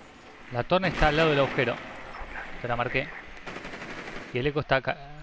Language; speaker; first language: Spanish; native; Spanish